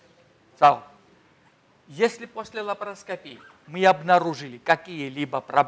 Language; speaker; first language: Russian; non-native, fluent; Georgian